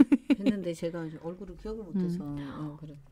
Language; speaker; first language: Korean; native; Korean